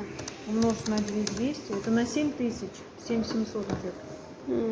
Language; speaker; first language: Russian; native; Russian